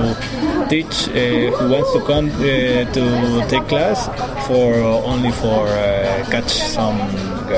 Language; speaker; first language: English; non-native, learner; Spanish